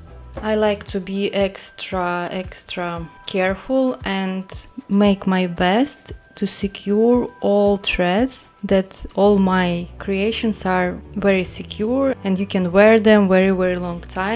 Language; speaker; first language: English; non-native, fluent; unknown